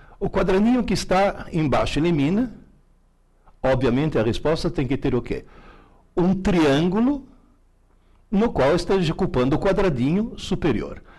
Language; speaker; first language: Portuguese; early bilingual, other home language; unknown